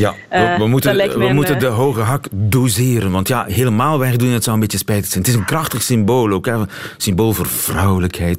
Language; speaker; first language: Dutch; native; Dutch